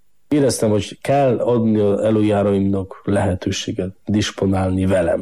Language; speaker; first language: Hungarian; non-native, fluent; Polish